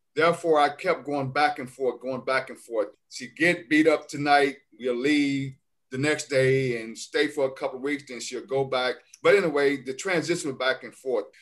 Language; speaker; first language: English; native; English